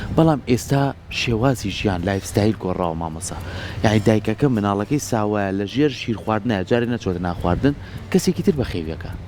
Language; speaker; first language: Central Kurdish; native; Central Kurdish